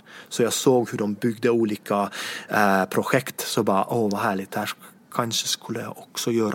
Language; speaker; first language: Swedish; non-native, fluent; Estonian